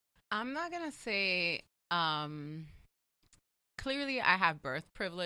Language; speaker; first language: English; early bilingual, other home language; Spanish